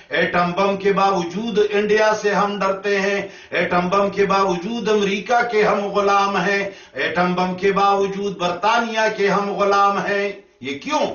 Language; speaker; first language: Urdu; non-native, local second language; Pashto